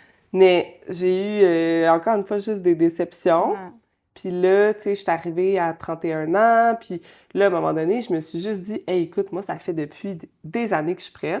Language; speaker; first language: French; native; French